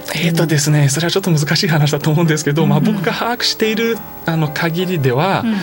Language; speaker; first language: Japanese; non-native, fluent; Portuguese